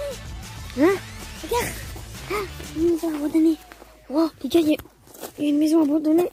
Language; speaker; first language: French; native; French